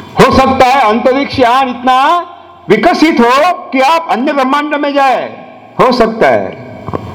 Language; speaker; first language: Hindi; non-native, local second language; Marathi